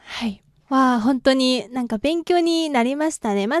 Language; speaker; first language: Japanese; non-native, fluent; Chinese